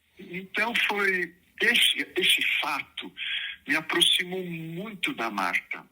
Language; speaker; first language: Portuguese; native; Portuguese